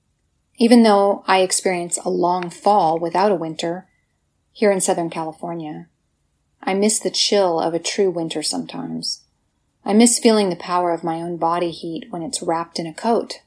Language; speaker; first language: English; native; English